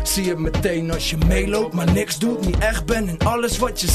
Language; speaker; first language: Dutch; native; Dutch